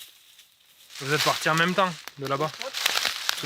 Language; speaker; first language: French; native; French